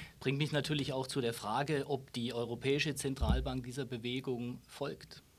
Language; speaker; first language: German; non-native, local second language; Luxembourgish